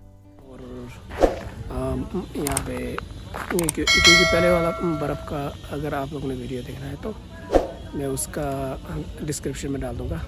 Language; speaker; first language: Hindi; non-native, learner; Tibetan